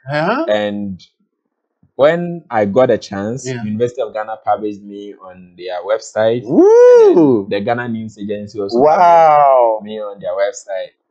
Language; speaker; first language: English; non-native, local second language; Akan